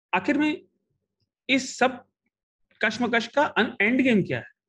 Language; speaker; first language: Hindi; native; Hindi